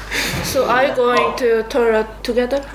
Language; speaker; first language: English; non-native, learner; Korean